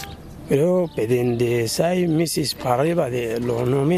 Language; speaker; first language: Spanish; non-native, learner; Arabic